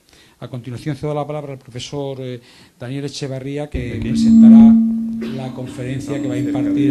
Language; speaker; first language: Spanish; native; Spanish